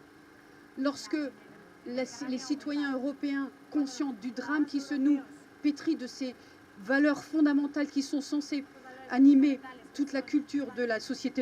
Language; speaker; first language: French; native; French